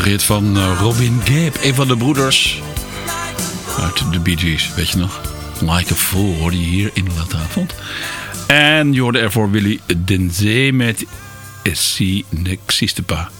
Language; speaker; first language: Dutch; native; Dutch